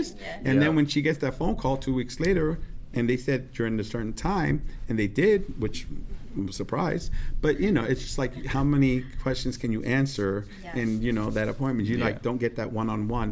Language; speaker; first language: English; native; English